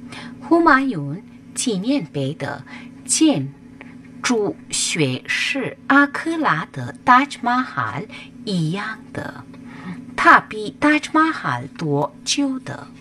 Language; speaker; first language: Chinese; non-native, learner; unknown